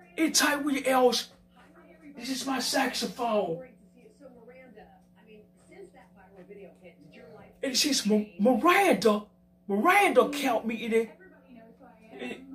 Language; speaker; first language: English; native; English